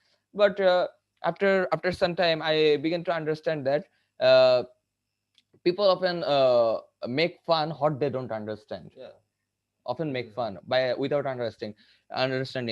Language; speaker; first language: English; non-native, local second language; Bangla